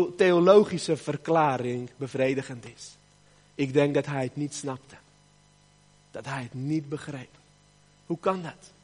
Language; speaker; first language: Dutch; early bilingual, other home language; Armenian